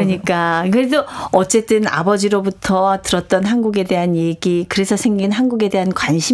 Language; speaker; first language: Korean; native; Korean